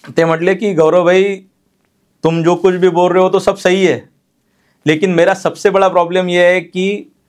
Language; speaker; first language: Hindi; non-native, local second language; Marathi